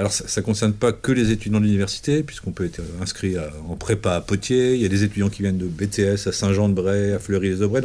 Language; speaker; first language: French; native; French